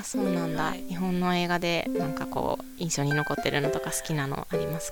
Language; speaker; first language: Japanese; native; Japanese